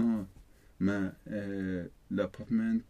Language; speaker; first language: French; non-native, learner; Swedish